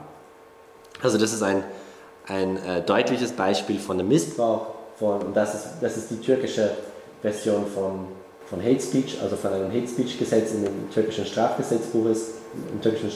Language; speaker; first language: German; non-native, fluent; English